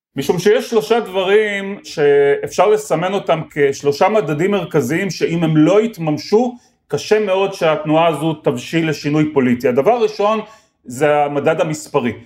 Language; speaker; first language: Hebrew; native; Hebrew